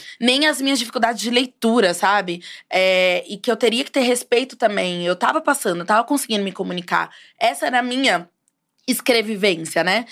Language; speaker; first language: Portuguese; native; Portuguese